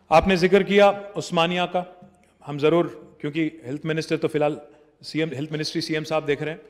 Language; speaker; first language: Hindi; non-native, local second language; Telugu